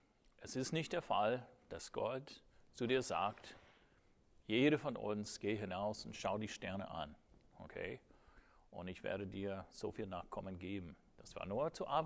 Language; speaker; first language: German; non-native, fluent; English